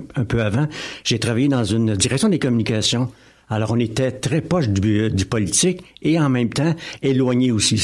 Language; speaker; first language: French; native; French